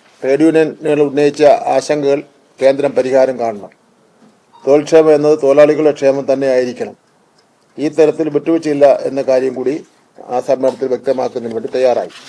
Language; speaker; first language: Malayalam; native; Malayalam